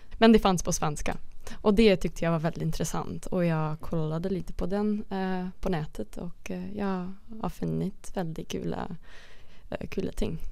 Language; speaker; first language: Swedish; non-native, fluent; Dutch